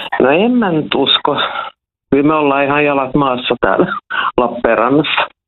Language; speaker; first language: Finnish; non-native, local second language; Swedish